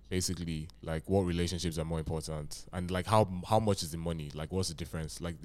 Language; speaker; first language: English; non-native, local second language; Yoruba